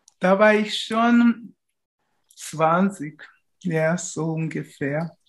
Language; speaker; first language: German; non-native, fluent; Portuguese